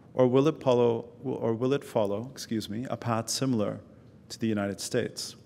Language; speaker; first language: English; native; English